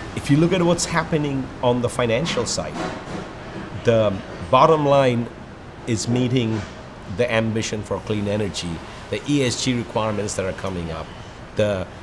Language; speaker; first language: English; non-native, local second language; Bangla